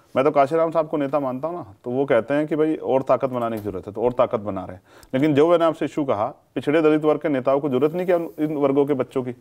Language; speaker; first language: Hindi; native; Hindi